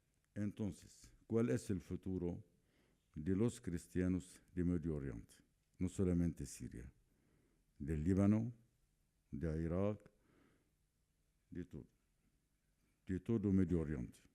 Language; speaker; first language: Spanish; non-native, fluent; Arabic